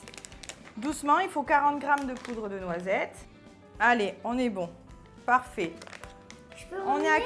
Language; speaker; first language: French; native; French